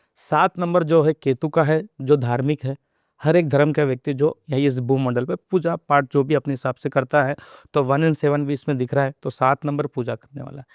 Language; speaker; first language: Hindi; non-native, local second language; Telugu